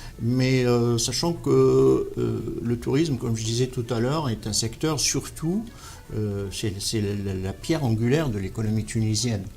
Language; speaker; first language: French; non-native, local second language; Arabic